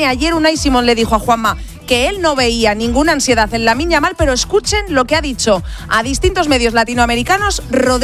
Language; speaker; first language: Spanish; native; Spanish